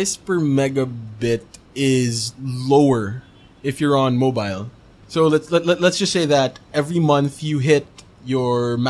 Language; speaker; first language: English; non-native, local second language; Cebuano